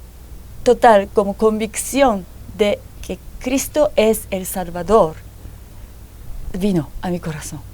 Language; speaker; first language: Spanish; non-native, fluent; Japanese